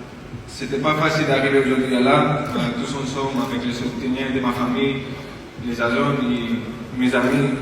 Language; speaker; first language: French; non-native, fluent; Spanish